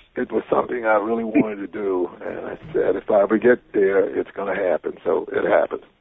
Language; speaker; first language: English; native; English